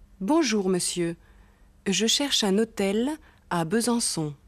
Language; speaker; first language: French; non-native, fluent; German